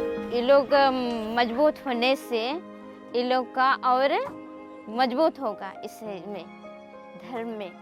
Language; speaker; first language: Hindi; non-native, local second language; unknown